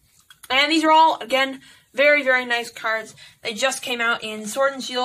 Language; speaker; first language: English; native; English